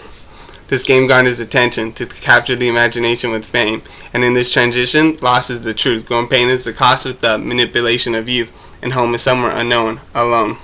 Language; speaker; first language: English; native; English